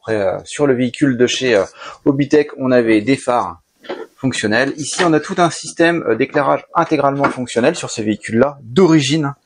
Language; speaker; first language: French; native; French